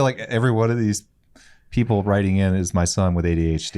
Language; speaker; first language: English; native; English